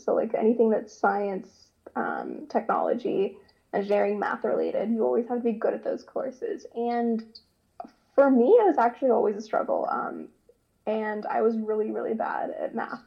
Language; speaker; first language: English; native; English